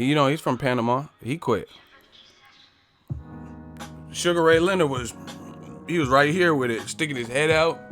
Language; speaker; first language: English; native; English